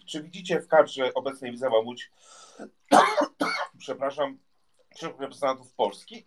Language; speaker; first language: Polish; native; Polish